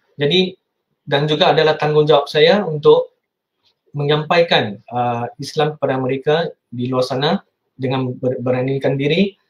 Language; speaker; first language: Malay; non-native, local second language; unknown